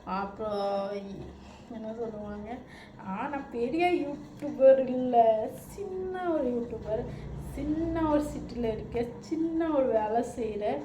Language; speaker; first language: Tamil; non-native, learner; Hindi